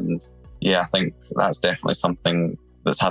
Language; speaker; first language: English; native; English